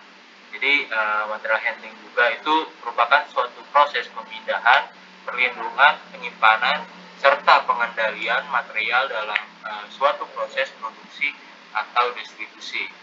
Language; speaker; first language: Indonesian; native; Indonesian